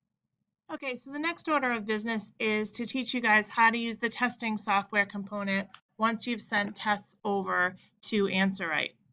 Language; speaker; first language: English; native; English